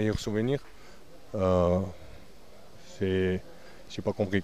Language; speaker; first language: French; non-native, learner; Georgian